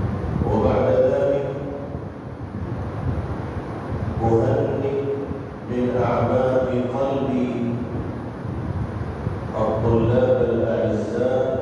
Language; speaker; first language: Arabic; non-native, fluent; Urdu